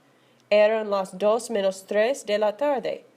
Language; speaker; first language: Spanish; non-native, fluent; English